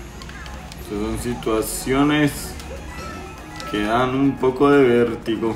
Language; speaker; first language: Spanish; native; Spanish